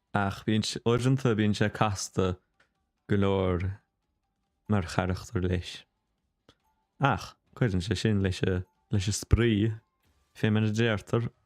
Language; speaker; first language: Irish; native; Irish